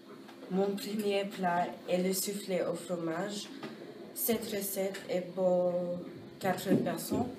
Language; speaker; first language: French; non-native, learner; English